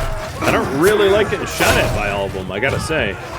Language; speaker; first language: English; native; English